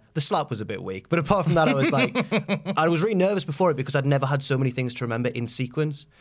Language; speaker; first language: English; native; English